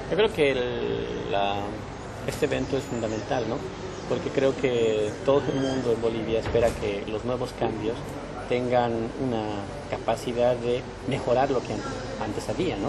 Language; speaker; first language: Spanish; native; Spanish